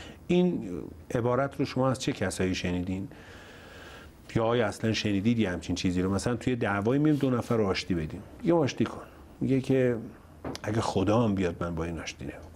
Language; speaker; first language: Persian; native; Persian